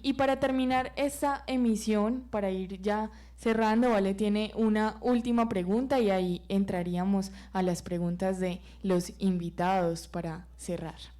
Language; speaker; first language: Spanish; native; Spanish